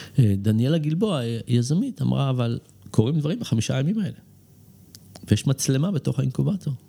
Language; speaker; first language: Hebrew; early bilingual, other home language; English